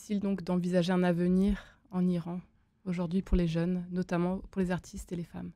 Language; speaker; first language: French; native; French